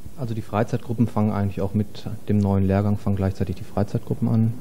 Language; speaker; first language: German; native; German